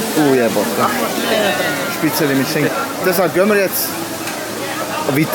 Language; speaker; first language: German; non-native, local second language; Croatian